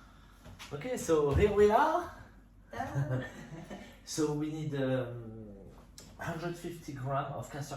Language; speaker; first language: English; non-native, fluent; French